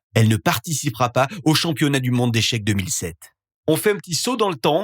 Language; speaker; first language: French; native; French